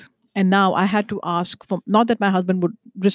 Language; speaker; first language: English; non-native, local second language; Hindi